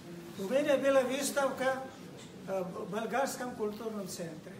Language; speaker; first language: Russian; non-native, fluent; Georgian